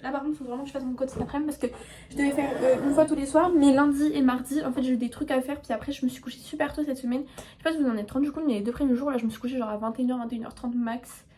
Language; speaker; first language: French; native; French